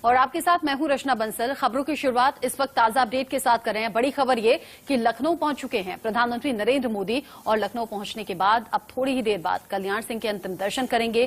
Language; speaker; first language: Hindi; native; Hindi